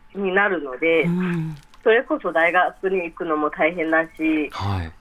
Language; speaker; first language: Japanese; early bilingual, other home language; Rohingya